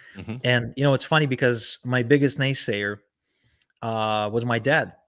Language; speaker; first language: English; early bilingual, other home language; Ukrainian